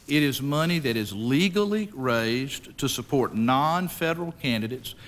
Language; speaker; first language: English; native; English